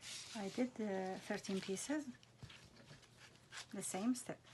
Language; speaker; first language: English; non-native, fluent; Arabic